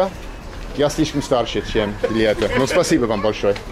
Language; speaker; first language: Russian; non-native, learner; English